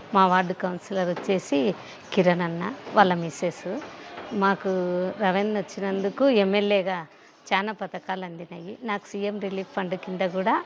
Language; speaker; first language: Telugu; native; Telugu